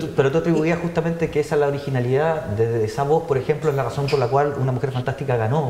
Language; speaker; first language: Spanish; native; Spanish